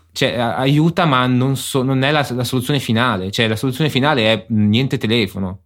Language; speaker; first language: Italian; native; Italian